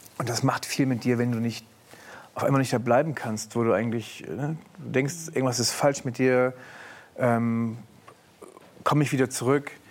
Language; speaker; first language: German; native; German